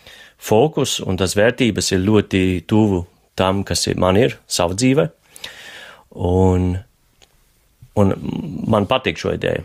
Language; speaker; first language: Latvian; non-native, fluent; English